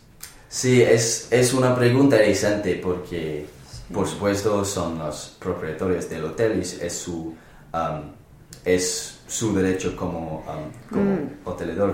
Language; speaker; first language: Spanish; non-native, learner; English